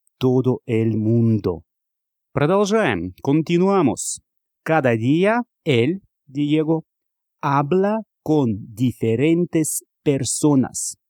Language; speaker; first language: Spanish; non-native, fluent; Russian